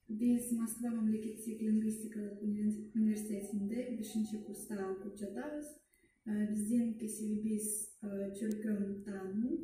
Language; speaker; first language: Kyrgyz; non-native, learner; Russian